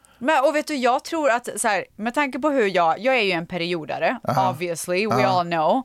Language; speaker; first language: Swedish; native; Swedish